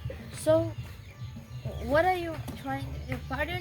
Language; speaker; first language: English; non-native, learner; Indonesian